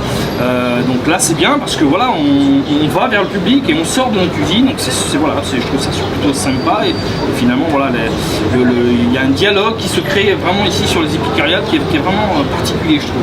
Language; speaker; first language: French; native; French